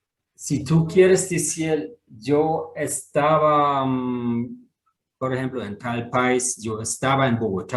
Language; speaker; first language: Spanish; non-native, fluent; German